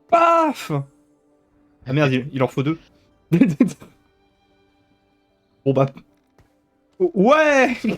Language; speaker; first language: French; native; French